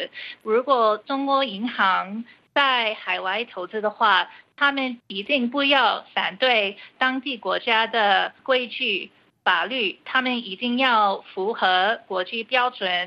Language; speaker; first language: Chinese; early bilingual, heritage; Chinese